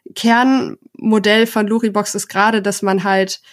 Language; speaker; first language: German; native; German